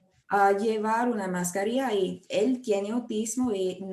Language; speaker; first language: Spanish; non-native, learner; English